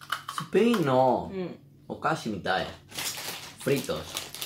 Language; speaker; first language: Japanese; non-native, learner; Spanish